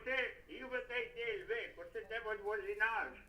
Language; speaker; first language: French; native; French